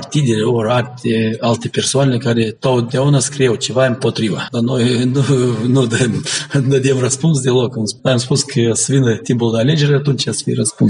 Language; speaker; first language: Romanian; non-native, local second language; Gagauz